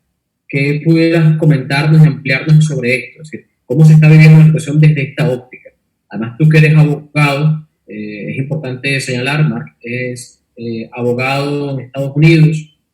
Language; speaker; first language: Spanish; native; Spanish